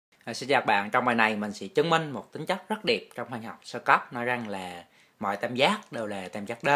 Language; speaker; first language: Vietnamese; native; Vietnamese